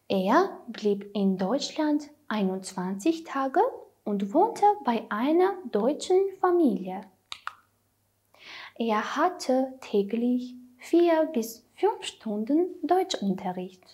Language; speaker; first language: German; non-native, fluent; Armenian